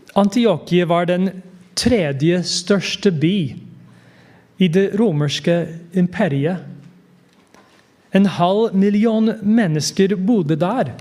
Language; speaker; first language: Norwegian; non-native, fluent; English